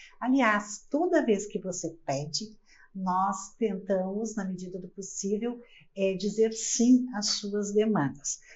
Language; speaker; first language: Portuguese; native; Portuguese